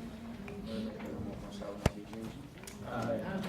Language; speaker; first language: French; non-native, local second language; Haitian Creole